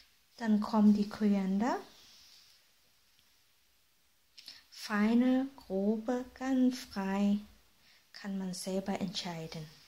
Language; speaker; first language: German; non-native, fluent; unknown